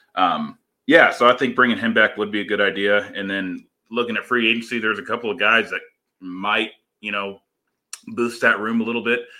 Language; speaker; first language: English; native; English